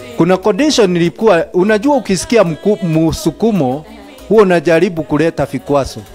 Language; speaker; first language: Swahili; native; Swahili